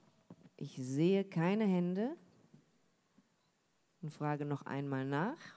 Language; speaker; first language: German; native; German